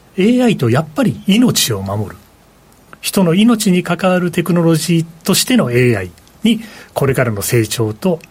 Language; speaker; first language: Japanese; native; Japanese